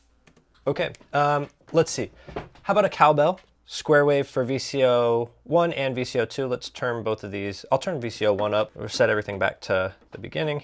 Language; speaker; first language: English; native; English